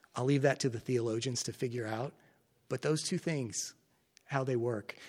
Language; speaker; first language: English; native; English